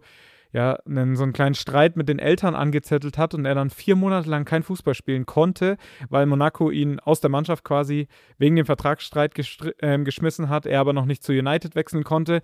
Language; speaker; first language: German; native; German